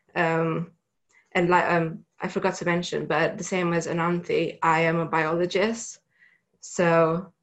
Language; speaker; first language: English; non-native, fluent; Romanian